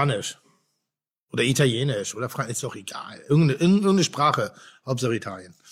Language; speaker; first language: German; native; German